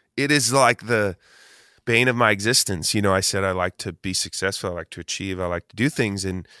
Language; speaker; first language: English; native; English